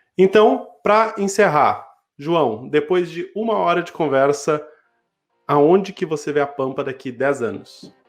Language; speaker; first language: Portuguese; native; Portuguese